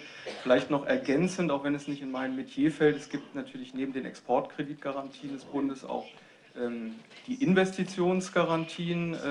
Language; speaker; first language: German; native; German